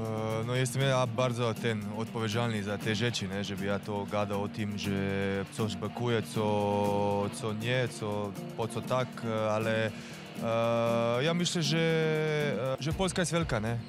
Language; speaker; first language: Polish; non-native, learner; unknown